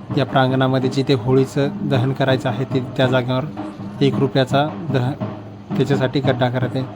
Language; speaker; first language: Marathi; non-native, local second language; Lambadi